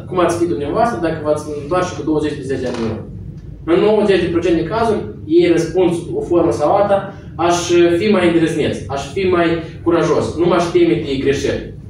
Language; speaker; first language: Romanian; non-native, local second language; Russian